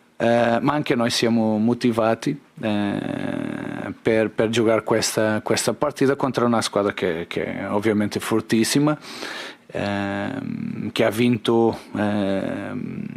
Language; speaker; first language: Italian; non-native, learner; Portuguese